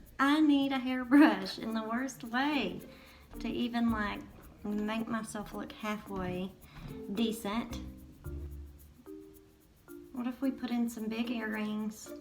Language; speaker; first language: English; native; English